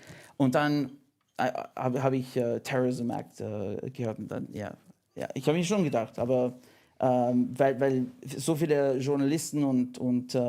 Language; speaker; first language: German; non-native, fluent; English